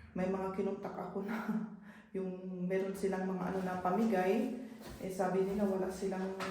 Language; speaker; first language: Filipino; native; Filipino